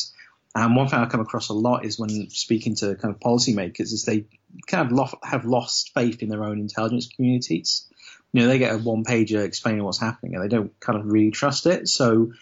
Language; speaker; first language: English; native; English